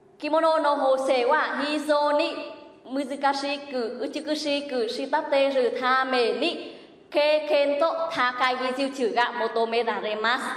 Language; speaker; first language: Japanese; non-native, fluent; Vietnamese